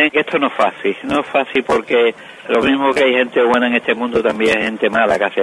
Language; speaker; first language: Spanish; native; Spanish